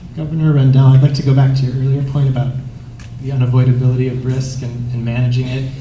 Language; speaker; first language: English; native; English